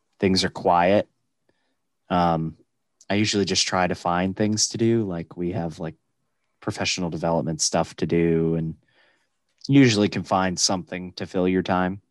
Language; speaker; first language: English; native; English